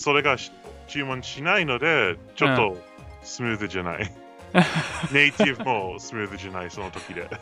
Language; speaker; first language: Japanese; non-native, learner; English